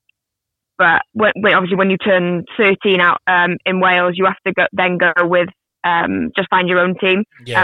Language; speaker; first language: English; native; English